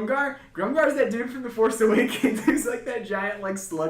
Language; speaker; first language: English; native; English